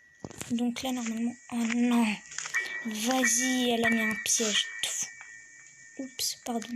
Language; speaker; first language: French; native; French